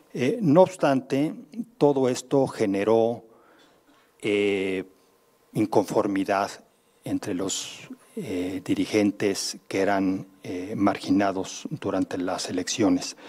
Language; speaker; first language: Spanish; native; Spanish